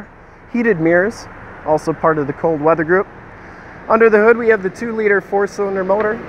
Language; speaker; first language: English; native; English